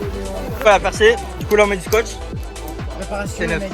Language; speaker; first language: French; native; French